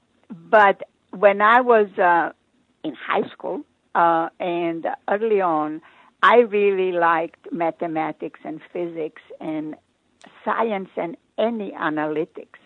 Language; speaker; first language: English; non-native, fluent; Croatian